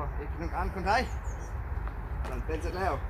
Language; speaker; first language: Thai; non-native, learner; German